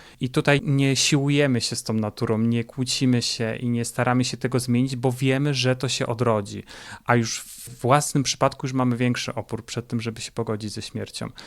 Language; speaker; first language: Polish; native; Polish